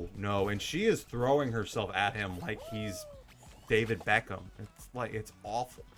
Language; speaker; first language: English; native; English